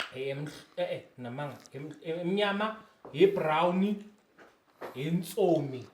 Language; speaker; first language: Zulu; native; Zulu